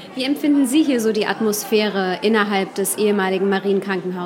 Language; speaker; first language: German; native; German